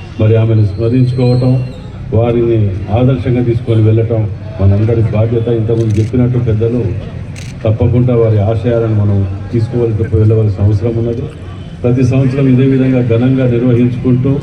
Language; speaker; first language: Telugu; native; Telugu